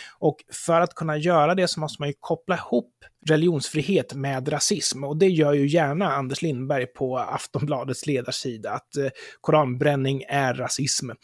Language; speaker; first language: Swedish; native; Swedish